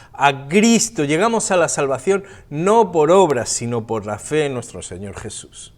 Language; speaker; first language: Spanish; native; Spanish